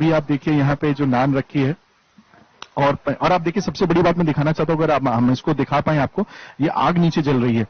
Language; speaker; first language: Hindi; native; Hindi